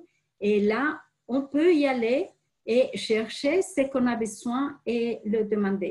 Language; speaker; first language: French; non-native, fluent; Spanish